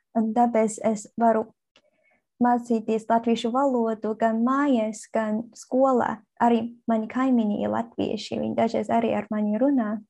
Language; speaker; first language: Latvian; non-native, learner; Chinese